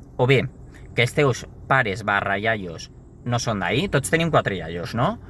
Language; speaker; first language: Catalan; native; Catalan